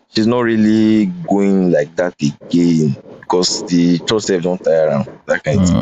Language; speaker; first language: English; non-native, local second language; Bini